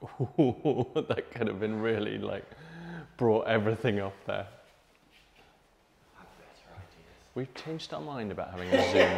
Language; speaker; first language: English; native; English